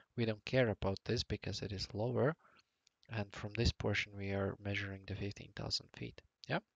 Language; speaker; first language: English; non-native, fluent; Latvian